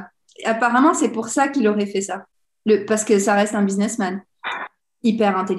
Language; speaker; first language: French; native; French